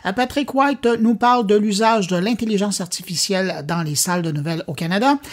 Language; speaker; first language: French; native; French